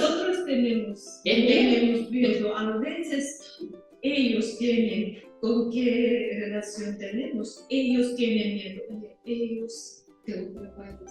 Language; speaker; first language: Spanish; non-native, learner; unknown